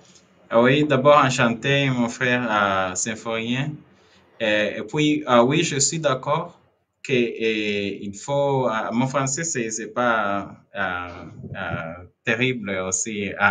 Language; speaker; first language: French; non-native, fluent; Kinyarwanda